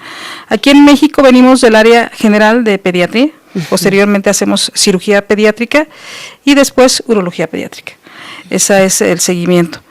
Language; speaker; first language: Spanish; native; Spanish